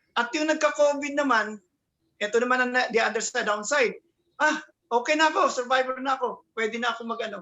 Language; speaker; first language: Filipino; native; Filipino